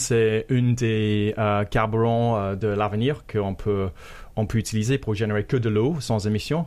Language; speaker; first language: French; non-native, fluent; English